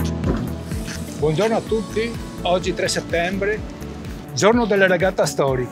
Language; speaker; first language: Italian; native; Italian